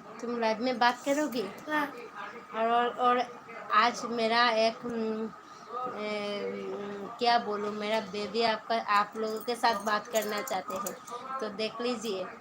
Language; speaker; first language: Hindi; non-native, local second language; Bangla